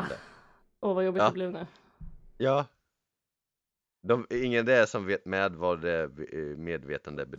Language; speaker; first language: Swedish; native; Swedish